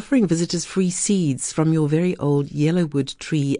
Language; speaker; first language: English; native; English